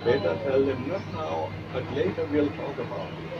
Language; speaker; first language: English; non-native, fluent; German